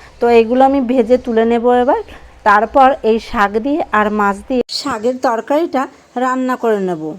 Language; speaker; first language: Bangla; native; Bangla